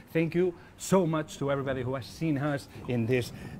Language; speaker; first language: English; non-native, fluent; Catalan